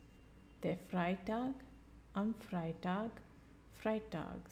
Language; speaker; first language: German; non-native, fluent; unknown